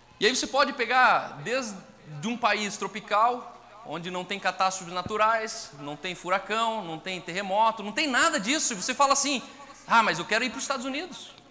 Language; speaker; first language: Portuguese; native; Portuguese